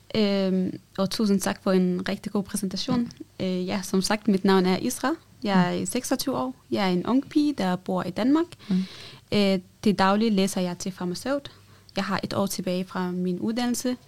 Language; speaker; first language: Danish; early bilingual, other home language; Arabic